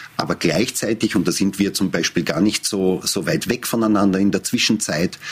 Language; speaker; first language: German; native; German